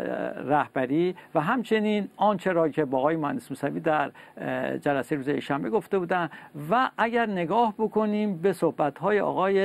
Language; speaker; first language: Persian; native; Persian